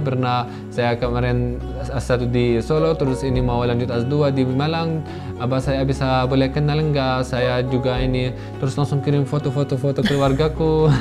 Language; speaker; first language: Indonesian; non-native, fluent; Arabic